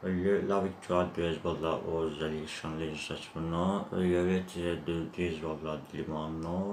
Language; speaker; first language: French; non-native, learner; Turkish